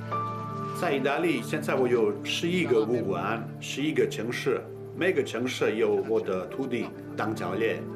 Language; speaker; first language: Chinese; non-native, learner; Italian